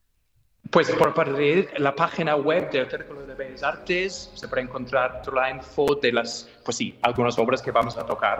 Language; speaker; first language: Spanish; non-native, fluent; English